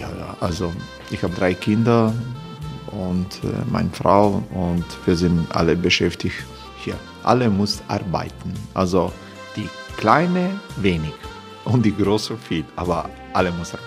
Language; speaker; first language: German; non-native, fluent; Croatian